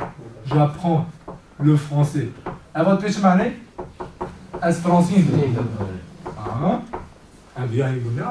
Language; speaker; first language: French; non-native, learner; Kurdish